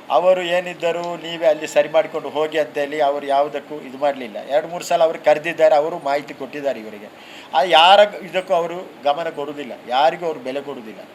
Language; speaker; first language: Kannada; non-native, local second language; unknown